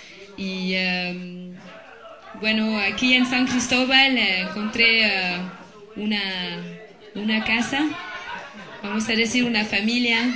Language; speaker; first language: Spanish; non-native, learner; French